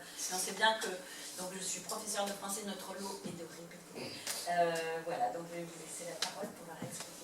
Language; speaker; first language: French; native; French